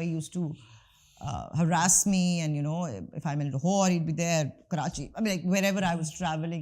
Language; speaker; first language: English; non-native, local second language; Urdu